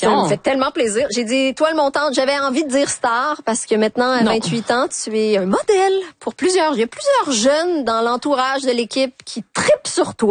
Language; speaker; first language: French; native; French